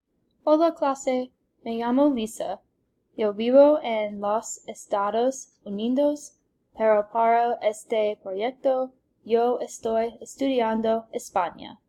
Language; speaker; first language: Spanish; non-native, learner; English